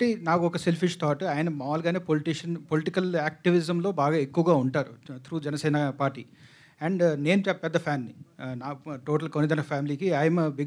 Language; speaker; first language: Telugu; native; Telugu